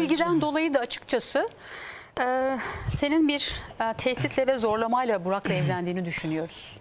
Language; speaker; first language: Turkish; native; Turkish